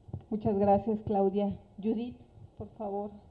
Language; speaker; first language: Spanish; native; Spanish